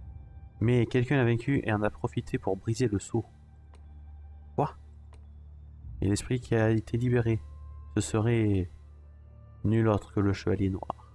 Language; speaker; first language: French; native; French